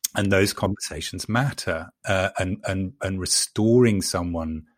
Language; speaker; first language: English; native; English